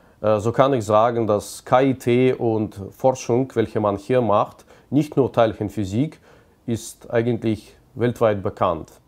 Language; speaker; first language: German; non-native, fluent; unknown